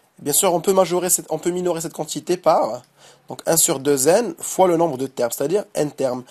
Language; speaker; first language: French; non-native, local second language; Arabic